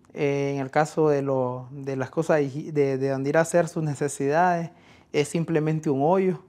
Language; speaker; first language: Spanish; native; Spanish